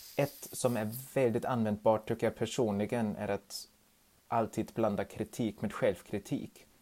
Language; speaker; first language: Swedish; non-native, fluent; German